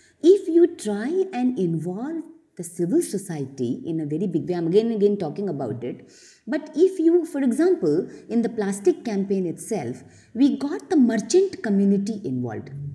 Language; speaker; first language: English; non-native, local second language; Hindi